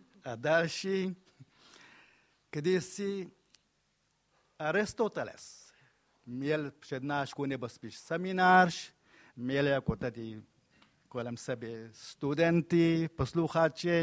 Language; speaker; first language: Czech; non-native, fluent; Kurdish